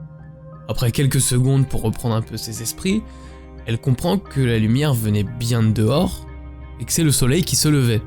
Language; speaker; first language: French; native; French